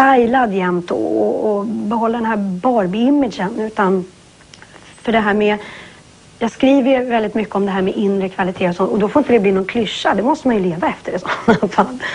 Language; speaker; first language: Swedish; native; Swedish